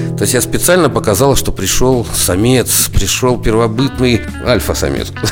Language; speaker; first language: Russian; native; Russian